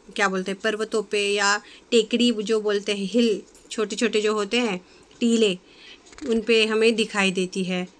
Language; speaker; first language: Hindi; non-native, local second language; Marathi